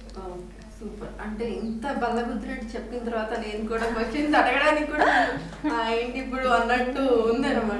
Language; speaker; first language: Telugu; native; Telugu